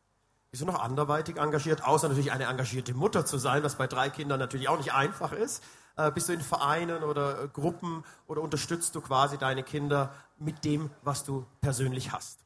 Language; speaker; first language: German; native; German